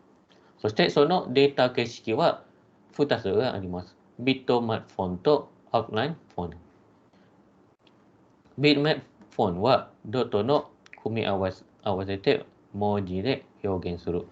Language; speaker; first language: Japanese; non-native, fluent; Malay